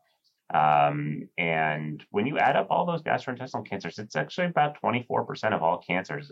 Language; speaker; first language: English; native; English